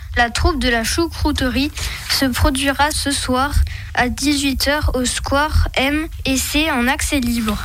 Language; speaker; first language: French; native; French